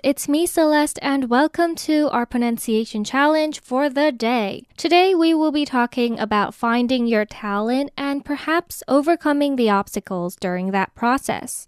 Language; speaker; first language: English; non-native, fluent; Chinese